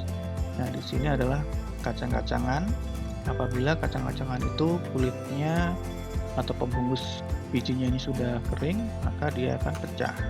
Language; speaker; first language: Indonesian; native; Indonesian